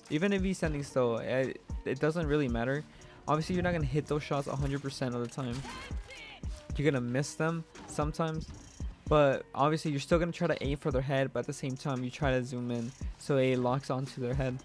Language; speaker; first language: English; early bilingual, other home language; Spanish